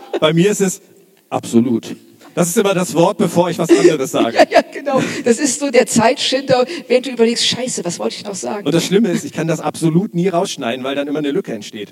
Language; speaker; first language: German; native; German